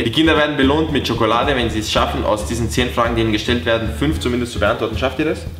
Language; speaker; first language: German; native; German